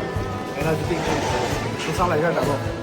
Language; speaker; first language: English; non-native, learner; Thai